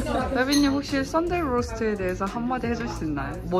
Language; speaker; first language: Korean; native; Korean